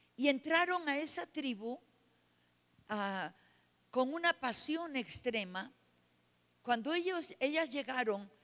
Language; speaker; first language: Spanish; native; Spanish